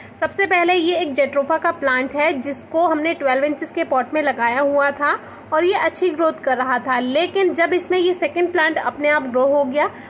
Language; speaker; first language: Hindi; native; Hindi